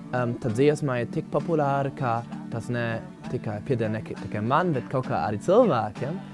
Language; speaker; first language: Latvian; non-native, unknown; German